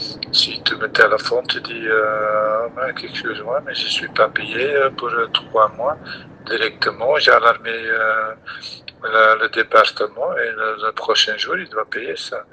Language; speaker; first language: French; non-native, local second language; Dutch